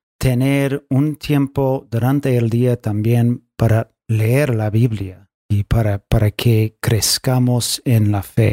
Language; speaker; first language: Spanish; non-native, fluent; English